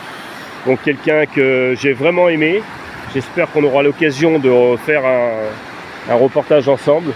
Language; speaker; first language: French; native; French